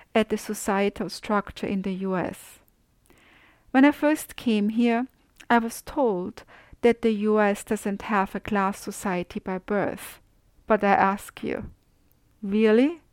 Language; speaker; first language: English; non-native, fluent; German